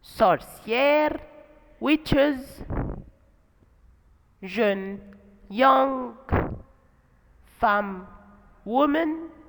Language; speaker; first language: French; non-native, fluent; Arabic